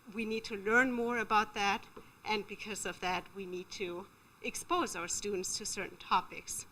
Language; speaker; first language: English; non-native, fluent; German